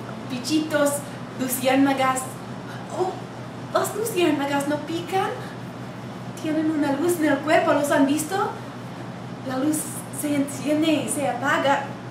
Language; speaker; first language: Spanish; non-native, fluent; English